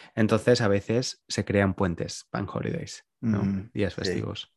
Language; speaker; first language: Spanish; native; Spanish